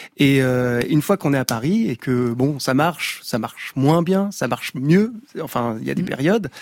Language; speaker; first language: French; native; French